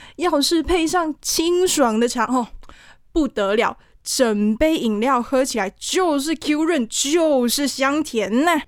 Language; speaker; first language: Chinese; non-native, local second language; Cantonese